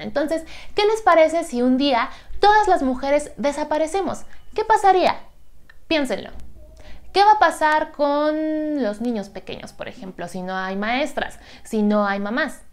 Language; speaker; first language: Spanish; native; Spanish